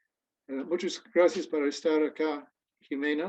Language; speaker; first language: Spanish; non-native, fluent; English